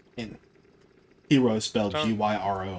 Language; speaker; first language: English; native; English